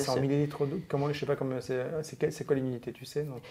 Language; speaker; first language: French; native; French